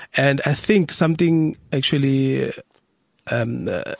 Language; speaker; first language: English; non-native, local second language; Zulu